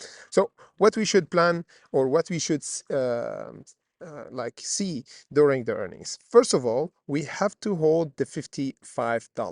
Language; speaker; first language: English; non-native, fluent; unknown